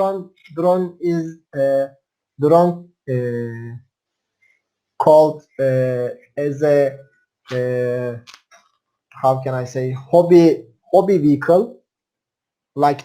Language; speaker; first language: English; non-native, learner; Turkish